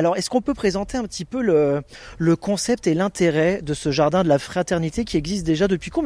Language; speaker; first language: French; native; French